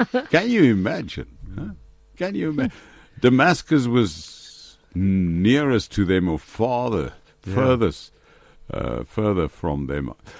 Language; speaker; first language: English; non-native, local second language; Afrikaans